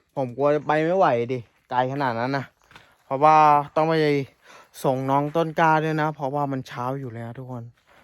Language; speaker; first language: Thai; non-native, local second language; S'gaw Karen